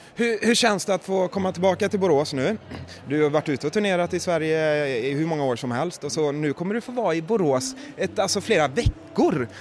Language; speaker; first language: Swedish; native; Swedish